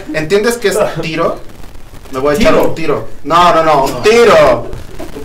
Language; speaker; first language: Spanish; native; Spanish